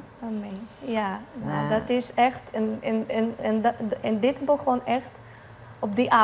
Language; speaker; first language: Dutch; non-native, fluent; Portuguese